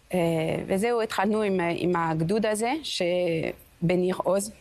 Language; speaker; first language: Hebrew; non-native, fluent; French